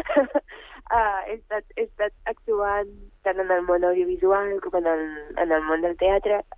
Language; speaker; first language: Catalan; early bilingual, other home language; Bulgarian